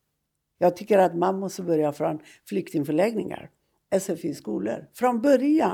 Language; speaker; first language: Swedish; non-native, fluent; Persian